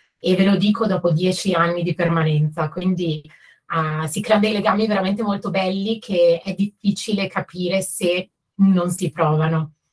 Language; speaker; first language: Italian; native; Italian